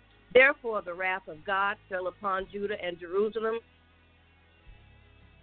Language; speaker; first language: English; native; English